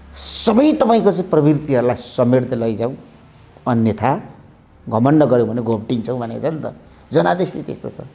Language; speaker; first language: Nepali; native; Nepali